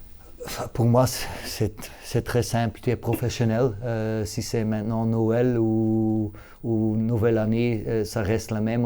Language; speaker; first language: French; non-native, local second language; Dutch